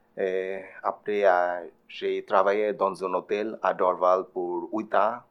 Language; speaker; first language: French; non-native, learner; Bangla